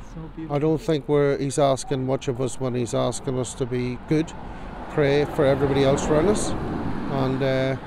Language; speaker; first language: English; native; English